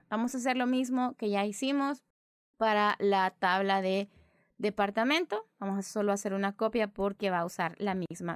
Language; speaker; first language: Spanish; native; Spanish